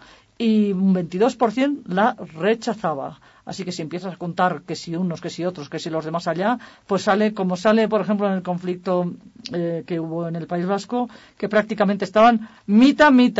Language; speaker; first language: Spanish; native; Spanish